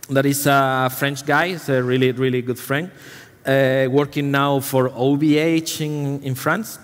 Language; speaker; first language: English; non-native, fluent; Spanish